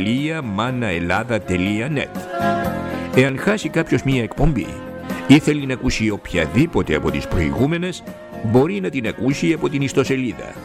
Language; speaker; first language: Greek; native; Greek